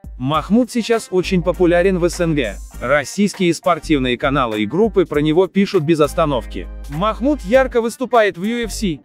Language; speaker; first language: Russian; non-native, local second language; Uzbek